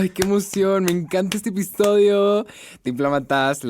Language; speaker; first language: Spanish; native; Spanish